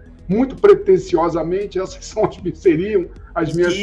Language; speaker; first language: Portuguese; native; Portuguese